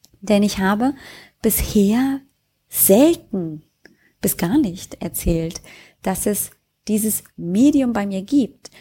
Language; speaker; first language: German; native; German